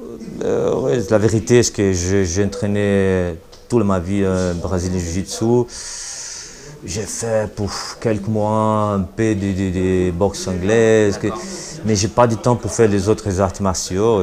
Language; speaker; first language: French; non-native, learner; Portuguese